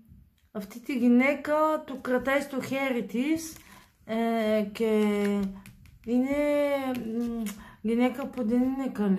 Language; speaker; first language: Greek; non-native, learner; Bulgarian